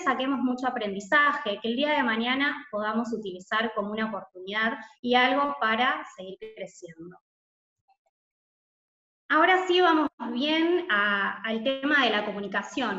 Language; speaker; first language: Spanish; native; Spanish